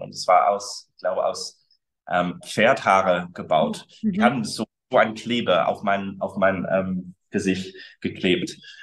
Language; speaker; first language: German; early bilingual, other home language; English